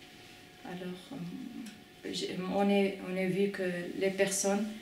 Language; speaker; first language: French; non-native, fluent; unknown